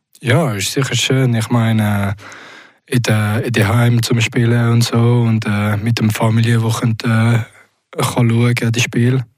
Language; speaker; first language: German; non-native, local second language; French